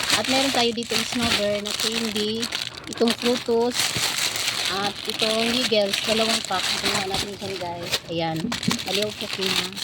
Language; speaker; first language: Filipino; non-native, local second language; Cebuano